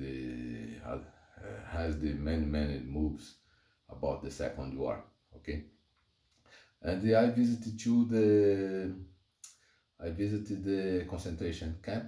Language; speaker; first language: English; non-native, learner; Portuguese